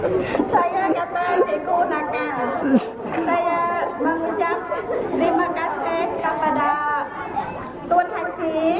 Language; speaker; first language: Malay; non-native, learner; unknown